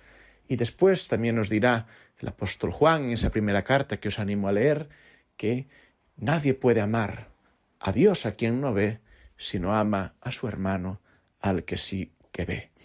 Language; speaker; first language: Spanish; native; Spanish